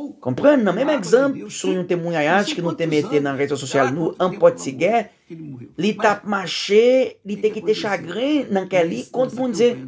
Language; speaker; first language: Haitian Creole; non-native, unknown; Portuguese